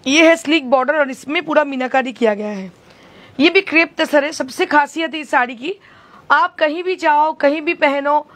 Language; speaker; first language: Hindi; non-native, local second language; Bangla